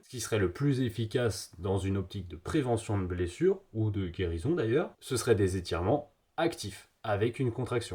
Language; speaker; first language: French; native; French